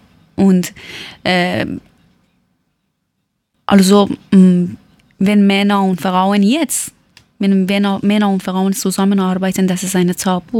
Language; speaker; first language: German; non-native, learner; Persian